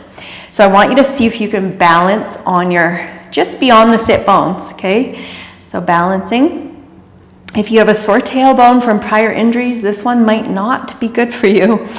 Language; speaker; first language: English; native; English